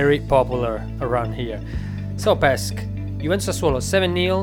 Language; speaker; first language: English; non-native, fluent; Italian